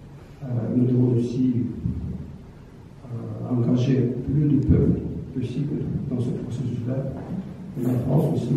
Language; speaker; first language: French; non-native, fluent; Azerbaijani